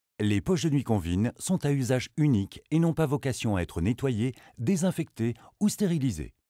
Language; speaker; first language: French; native; French